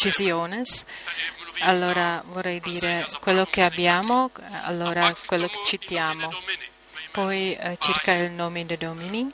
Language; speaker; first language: Italian; non-native, learner; Czech